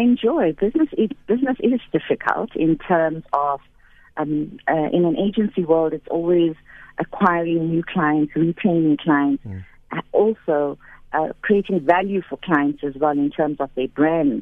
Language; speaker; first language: English; native; English